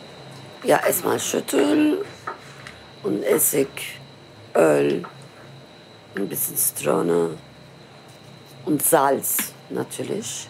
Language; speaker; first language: German; non-native, learner; Turkish